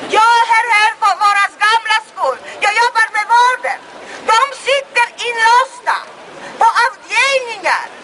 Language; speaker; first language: Swedish; non-native, fluent; Polish